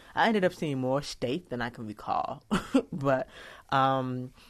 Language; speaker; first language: English; native; English